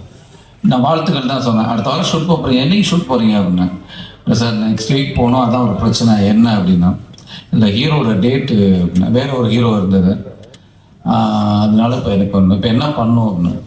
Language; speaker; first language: Tamil; native; Tamil